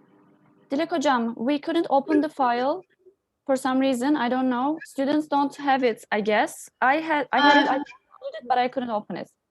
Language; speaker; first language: English; non-native, fluent; Turkish